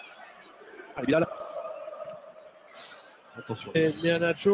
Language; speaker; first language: French; native; French